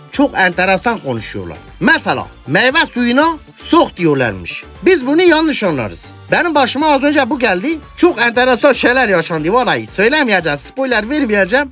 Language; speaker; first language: Turkish; native; Turkish